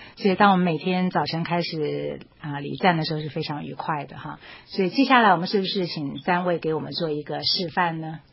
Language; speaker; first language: Chinese; native; Chinese